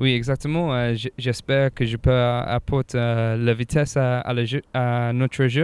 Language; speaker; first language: French; non-native, fluent; English